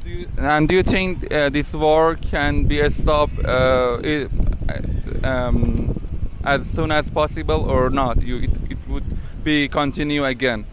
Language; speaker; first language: English; non-native, learner; Chinese